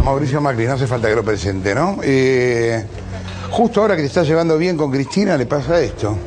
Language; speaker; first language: Spanish; native; Spanish